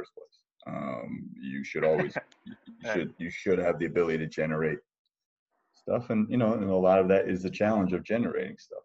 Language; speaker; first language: English; native; English